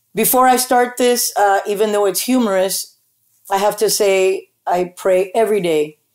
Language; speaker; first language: English; early bilingual, other home language; Spanish